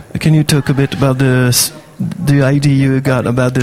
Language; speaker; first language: English; non-native, fluent; French